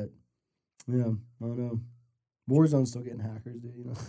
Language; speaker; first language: English; native; English